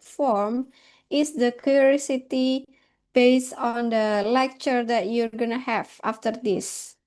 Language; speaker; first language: English; non-native, fluent; Indonesian